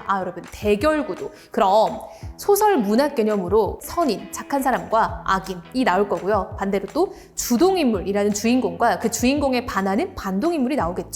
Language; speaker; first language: Korean; native; Korean